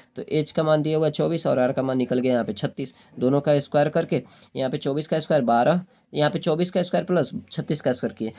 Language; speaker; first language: Hindi; native; Hindi